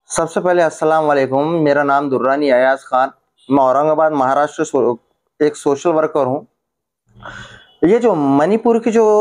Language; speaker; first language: Hindi; native; Hindi